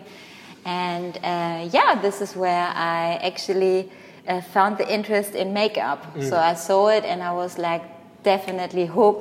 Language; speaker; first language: English; non-native, fluent; Greek